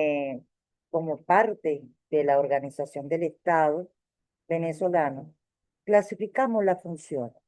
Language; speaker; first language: Spanish; native; Spanish